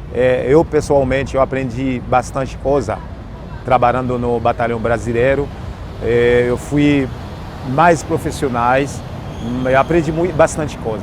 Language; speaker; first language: Portuguese; non-native, fluent; Haitian Creole